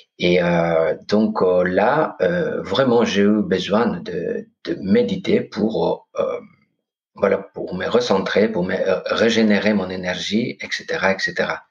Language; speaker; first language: French; non-native, fluent; Greek